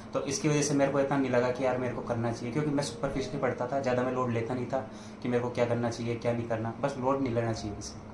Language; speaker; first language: Hindi; native; Hindi